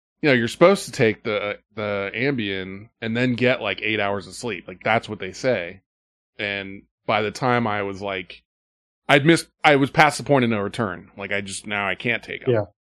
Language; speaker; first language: English; native; English